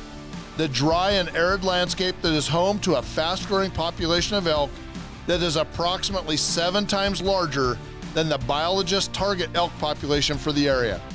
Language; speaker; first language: English; native; English